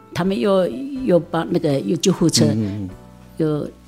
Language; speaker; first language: Min Nan Chinese; non-native, local second language; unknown